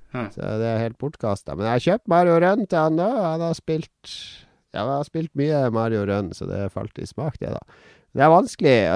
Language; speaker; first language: Norwegian; native; Norwegian